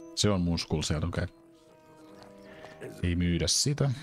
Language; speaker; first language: Finnish; native; Finnish